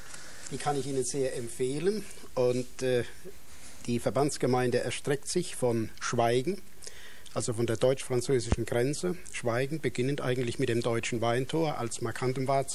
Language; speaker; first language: German; native; German